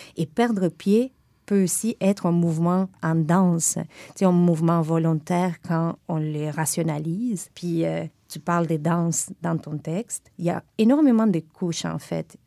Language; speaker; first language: French; non-native, fluent; Spanish